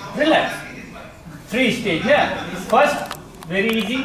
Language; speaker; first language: English; non-native, learner; Hindi